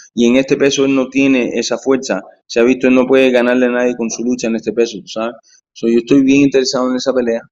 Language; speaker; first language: Spanish; early bilingual, heritage; Spanish